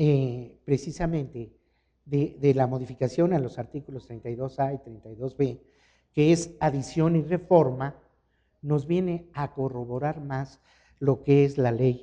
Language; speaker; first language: Spanish; native; Spanish